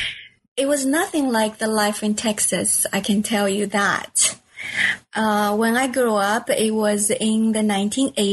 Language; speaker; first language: English; non-native, fluent; Chinese